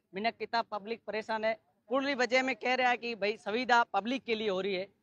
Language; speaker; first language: Hindi; native; Hindi